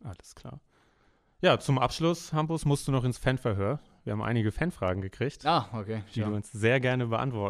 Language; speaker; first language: German; native; German